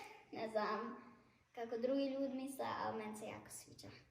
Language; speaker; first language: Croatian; early bilingual, heritage; Bosnian